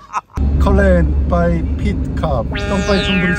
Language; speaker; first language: Thai; non-native, learner; Korean